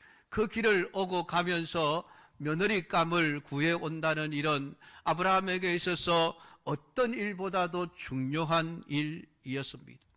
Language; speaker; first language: Korean; native; Korean